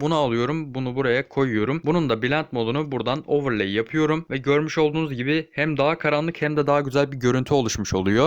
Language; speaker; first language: Turkish; native; Turkish